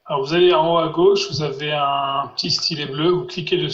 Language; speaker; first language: French; non-native, fluent; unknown